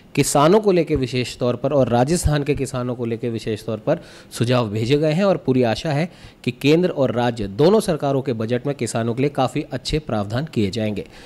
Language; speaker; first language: Hindi; native; Hindi